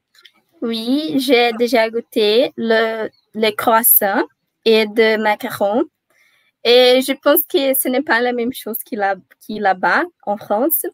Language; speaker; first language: French; non-native, learner; Portuguese